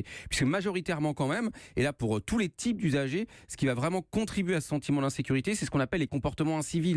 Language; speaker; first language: French; native; French